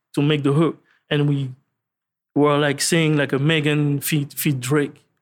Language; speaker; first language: English; non-native, learner; French